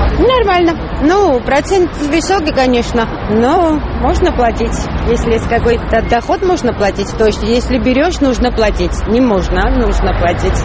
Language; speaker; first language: Russian; non-native, local second language; Georgian